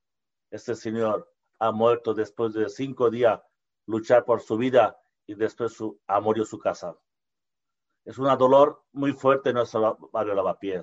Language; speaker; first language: Spanish; non-native, learner; Bangla